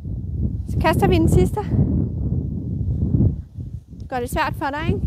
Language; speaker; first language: Danish; native; Danish